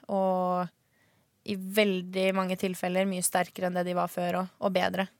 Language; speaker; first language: Norwegian; early bilingual, other home language; Swedish